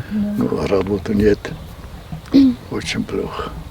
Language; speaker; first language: Russian; non-native, local second language; Armenian